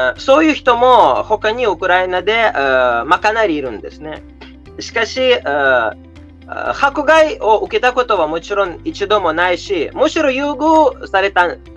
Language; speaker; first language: Japanese; non-native, fluent; Russian